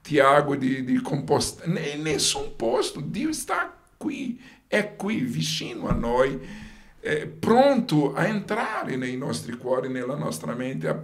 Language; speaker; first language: Italian; non-native, fluent; Portuguese